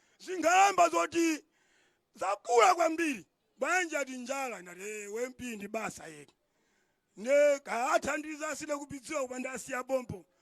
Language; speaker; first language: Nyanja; non-native, local second language; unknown